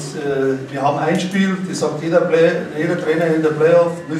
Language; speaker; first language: German; native; German